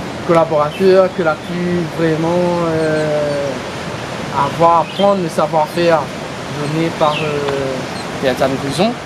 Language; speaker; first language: French; native; French